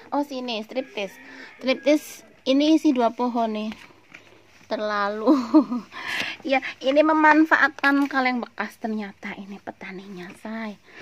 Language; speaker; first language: Indonesian; non-native, local second language; Javanese